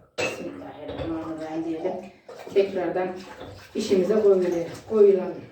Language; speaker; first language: Turkish; native; Turkish